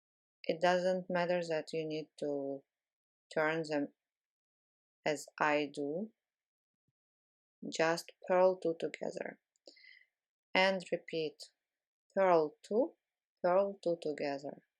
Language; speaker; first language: English; non-native, fluent; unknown